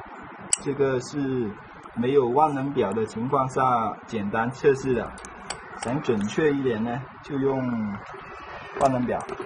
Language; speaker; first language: Chinese; native; Chinese